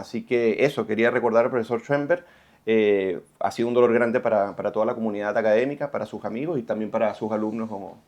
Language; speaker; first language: Spanish; native; Spanish